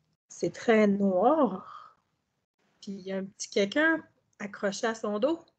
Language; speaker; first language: French; native; French